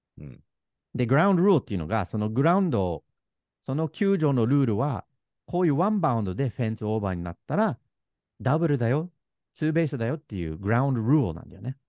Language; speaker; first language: Japanese; non-native, fluent; English